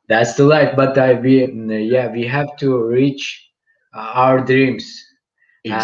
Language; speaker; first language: English; non-native, fluent; Turkish